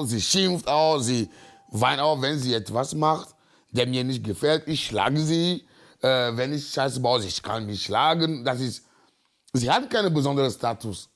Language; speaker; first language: German; non-native, fluent; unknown